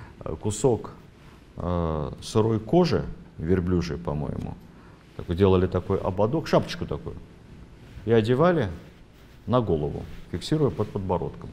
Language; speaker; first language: Russian; native; Russian